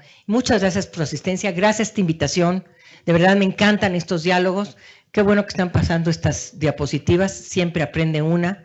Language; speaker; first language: Spanish; native; Spanish